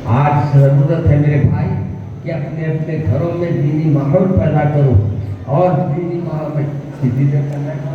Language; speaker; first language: Urdu; native; Urdu